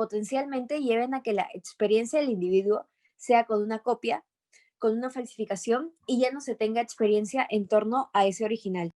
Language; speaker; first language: Spanish; native; Spanish